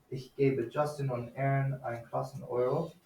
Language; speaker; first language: German; non-native, fluent; English